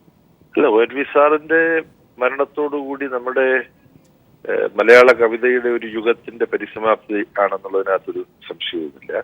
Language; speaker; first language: Malayalam; native; Malayalam